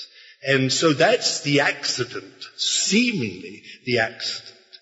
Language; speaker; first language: English; native; English